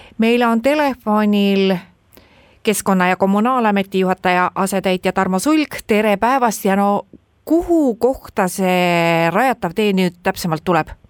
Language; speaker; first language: Estonian; native; Estonian